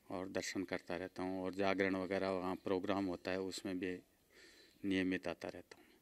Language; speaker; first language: Hindi; native; Hindi